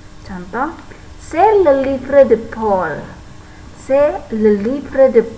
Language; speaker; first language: French; non-native, fluent; Indonesian